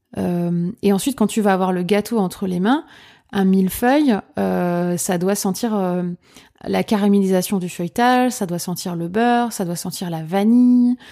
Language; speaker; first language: French; native; French